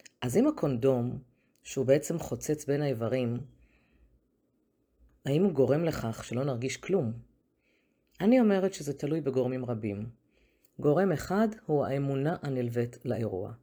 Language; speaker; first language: Hebrew; native; Hebrew